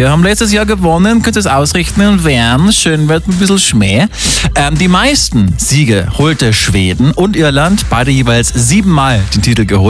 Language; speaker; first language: German; native; German